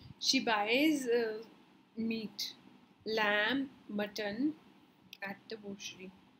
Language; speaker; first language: English; non-native, local second language; Hindi